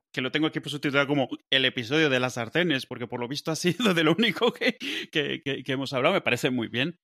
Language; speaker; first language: Spanish; native; Spanish